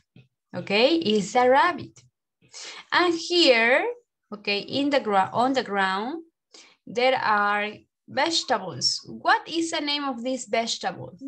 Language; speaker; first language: English; non-native, learner; Spanish